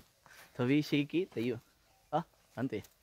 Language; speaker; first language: Japanese; non-native, learner; Spanish